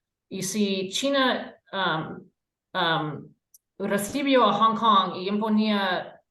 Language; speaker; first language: Spanish; non-native, fluent; English